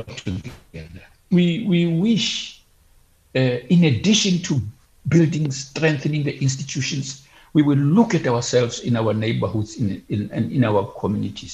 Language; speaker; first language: English; non-native, local second language; Southern Sotho